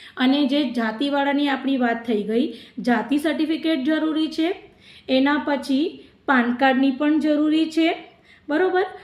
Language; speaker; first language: Gujarati; non-native, local second language; Sindhi